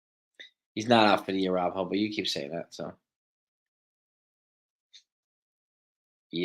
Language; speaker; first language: English; native; English